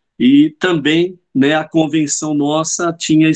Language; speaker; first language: Portuguese; native; Portuguese